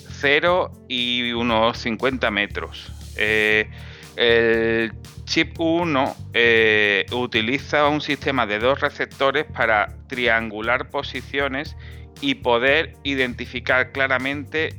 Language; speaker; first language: Spanish; native; Spanish